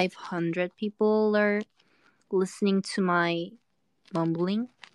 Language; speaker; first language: English; non-native, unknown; Korean